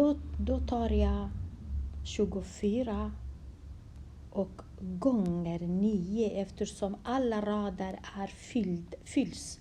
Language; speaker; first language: Swedish; non-native, fluent; Kurdish